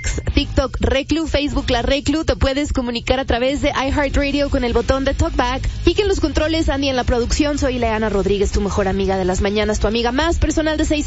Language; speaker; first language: Spanish; native; Spanish